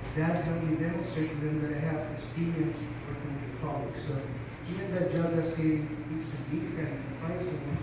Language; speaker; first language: English; non-native, fluent; Spanish